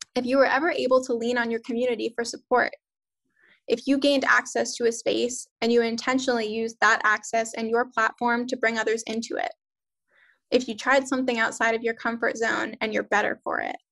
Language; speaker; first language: English; native; English